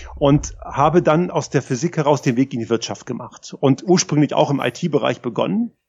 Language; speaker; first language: German; native; German